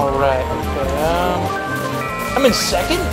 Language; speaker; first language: English; native; English